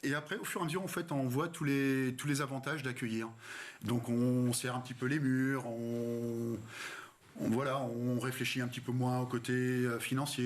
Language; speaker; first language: French; native; French